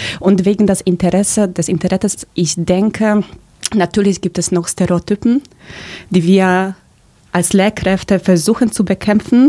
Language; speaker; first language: German; early bilingual, other home language; Polish